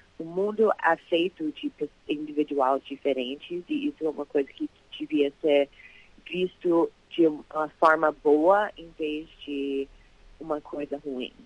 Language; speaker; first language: Portuguese; early bilingual, heritage; Portuguese